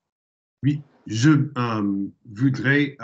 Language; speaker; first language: French; non-native, learner; English